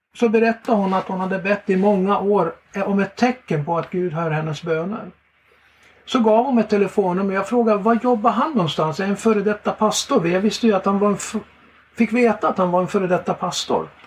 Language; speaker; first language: Swedish; native; Swedish